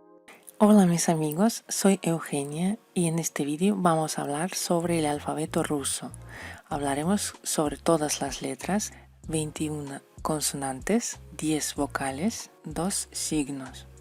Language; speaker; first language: Spanish; non-native, fluent; Russian